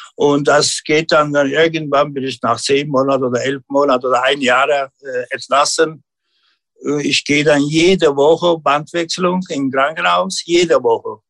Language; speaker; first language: German; non-native, learner; Turkish